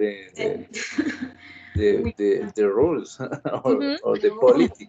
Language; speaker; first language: English; non-native, learner; Spanish